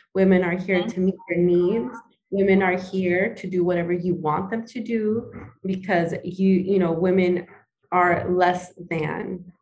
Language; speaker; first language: English; early bilingual, other home language; Spanish